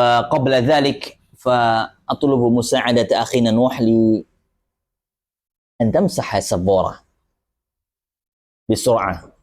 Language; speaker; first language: Arabic; non-native, fluent; Indonesian